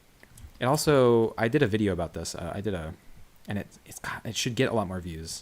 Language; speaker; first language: English; native; English